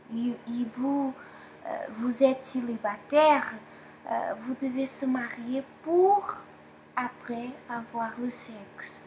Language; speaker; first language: French; non-native, fluent; Portuguese